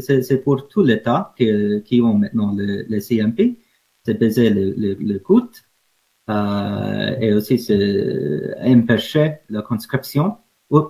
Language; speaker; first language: French; non-native, learner; English